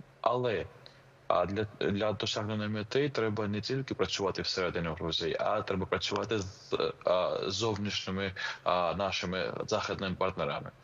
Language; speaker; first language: Ukrainian; non-native, fluent; Georgian